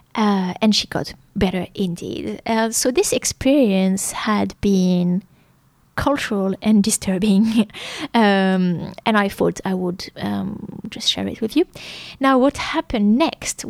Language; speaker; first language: English; non-native, fluent; French